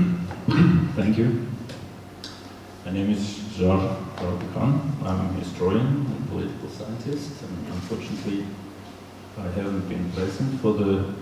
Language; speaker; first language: English; non-native, fluent; Kazakh